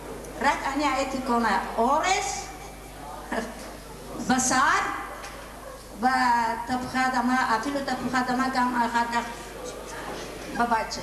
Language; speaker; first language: Hebrew; non-native, learner; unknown